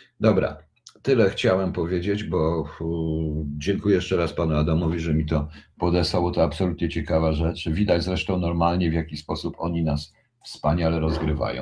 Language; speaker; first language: Polish; native; Polish